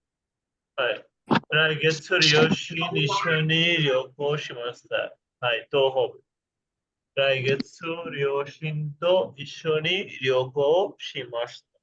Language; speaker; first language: Japanese; non-native, fluent; Bangla